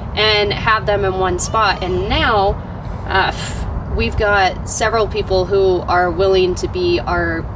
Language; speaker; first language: English; native; English